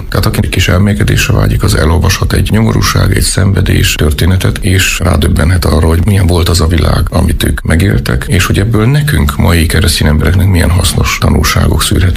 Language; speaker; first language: Hungarian; native; Hungarian